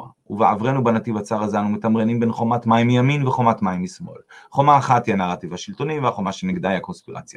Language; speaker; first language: Hebrew; native; Hebrew